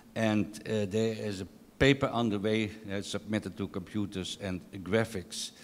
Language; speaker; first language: English; non-native, fluent; Dutch